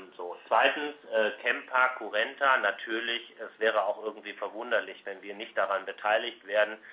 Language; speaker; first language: German; native; German